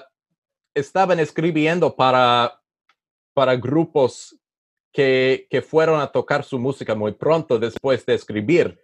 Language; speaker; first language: Spanish; non-native, learner; English